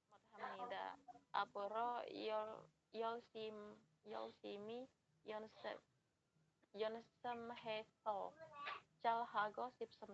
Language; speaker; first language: Korean; non-native, learner; Indonesian